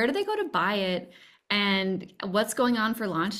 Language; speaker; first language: English; native; English